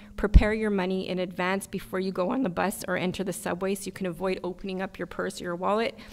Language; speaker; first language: English; native; English